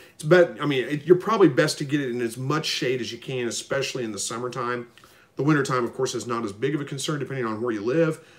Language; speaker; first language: English; native; English